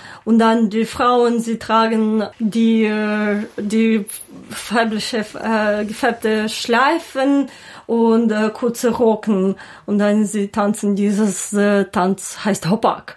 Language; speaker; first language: German; non-native, learner; Ukrainian